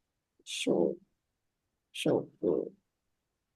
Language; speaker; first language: Japanese; non-native, learner; Indonesian